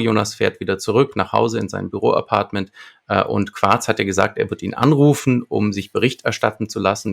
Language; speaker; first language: German; native; German